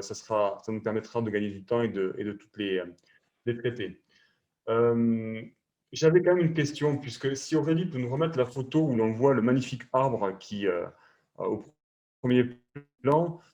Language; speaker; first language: French; native; French